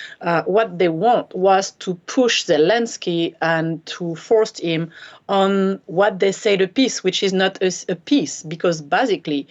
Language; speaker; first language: English; non-native, fluent; French